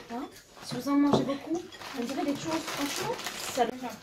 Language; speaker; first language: French; native; French